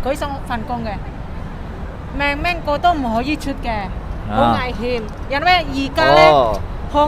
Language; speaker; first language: Cantonese; non-native, fluent; Indonesian